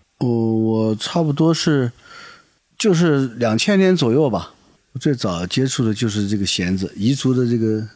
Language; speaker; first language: Chinese; native; Chinese